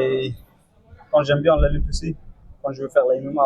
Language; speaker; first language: French; non-native, fluent; Persian